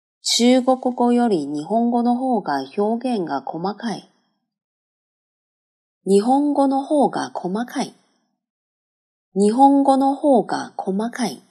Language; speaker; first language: Japanese; non-native, fluent; Chinese